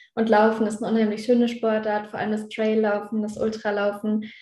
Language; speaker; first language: German; native; German